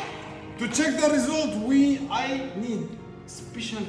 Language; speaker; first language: English; non-native, learner; Arabic